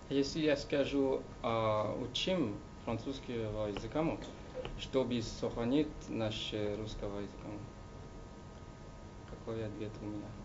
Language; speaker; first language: Russian; non-native, learner; French